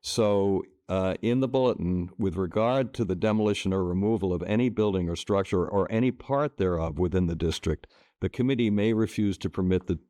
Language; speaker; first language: English; native; English